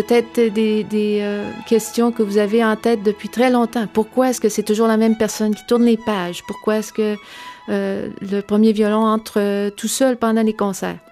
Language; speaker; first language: French; native; French